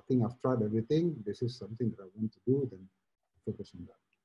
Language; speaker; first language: English; non-native, fluent; Indonesian